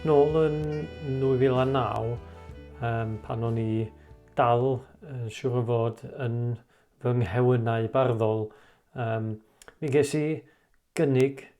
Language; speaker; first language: Welsh; native; Welsh